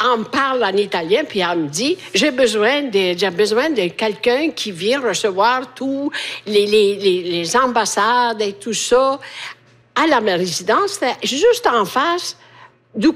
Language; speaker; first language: French; native; French